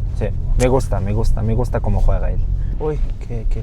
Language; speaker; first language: Spanish; early bilingual, other home language; Mongolian